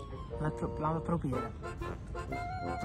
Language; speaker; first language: Dutch; native; Dutch